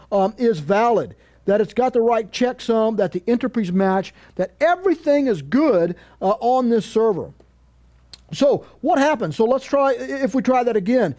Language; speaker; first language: English; native; English